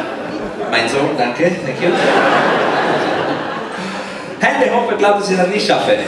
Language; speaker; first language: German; non-native, fluent; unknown